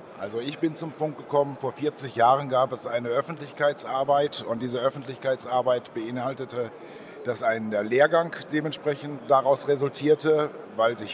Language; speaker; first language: German; native; German